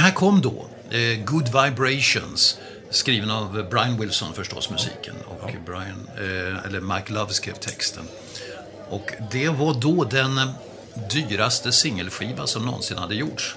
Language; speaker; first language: Swedish; native; Swedish